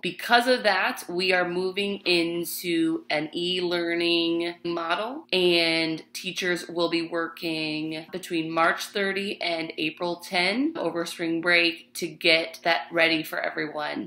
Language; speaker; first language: English; native; English